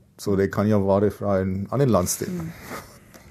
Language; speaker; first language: Norwegian; non-native, fluent; German